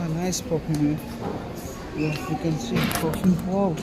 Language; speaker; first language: English; non-native, learner; Nepali